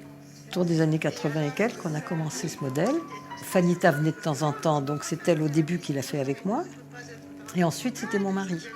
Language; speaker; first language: French; native; French